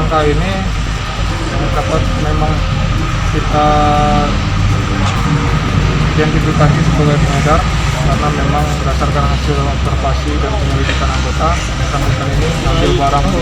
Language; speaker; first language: Indonesian; native; Indonesian